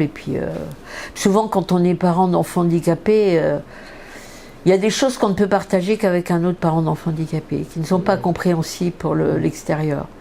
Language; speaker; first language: French; native; French